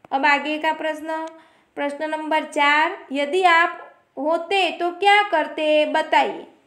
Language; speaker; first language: Hindi; non-native, local second language; Gujarati